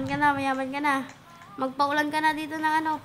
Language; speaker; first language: Filipino; native; Filipino